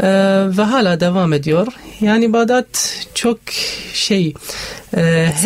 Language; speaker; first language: Turkish; non-native, learner; Arabic